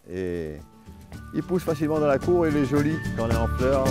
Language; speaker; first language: French; native; French